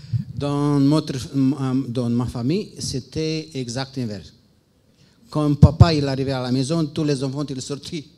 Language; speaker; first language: French; non-native, fluent; Romanian